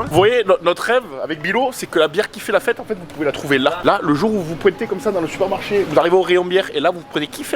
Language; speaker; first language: French; native; French